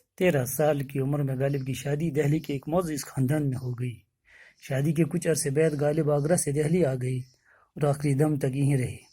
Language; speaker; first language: Urdu; non-native, local second language; Kashmiri